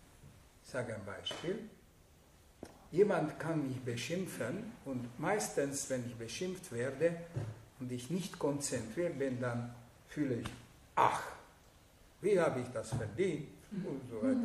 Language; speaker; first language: German; non-native, fluent; Hungarian